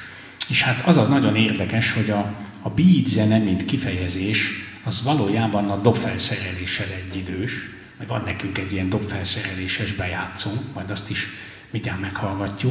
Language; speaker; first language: Hungarian; native; Hungarian